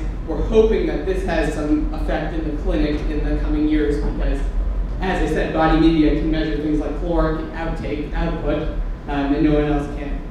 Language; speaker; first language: English; native; English